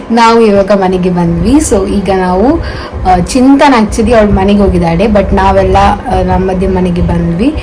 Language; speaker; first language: Kannada; non-native, local second language; Tulu